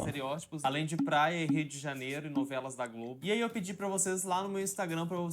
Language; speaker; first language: Portuguese; native; Portuguese